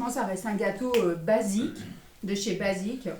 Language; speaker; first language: French; native; French